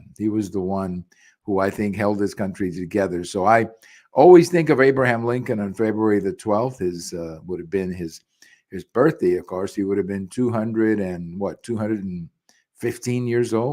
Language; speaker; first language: English; early bilingual, other home language; Spanish